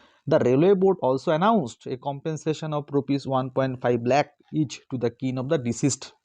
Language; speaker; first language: English; non-native, local second language; Bangla